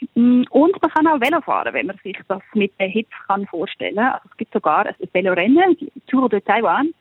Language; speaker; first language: German; native; German